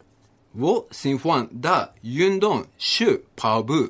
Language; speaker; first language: Chinese; non-native, learner; Japanese